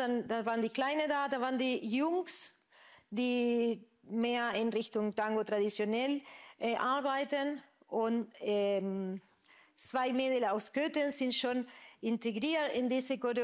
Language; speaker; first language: German; non-native, fluent; Spanish